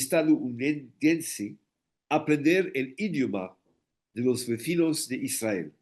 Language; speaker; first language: Spanish; non-native, fluent; English